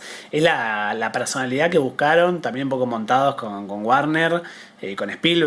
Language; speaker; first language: Spanish; native; Spanish